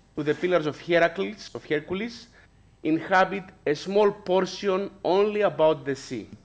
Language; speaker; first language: English; non-native, fluent; Greek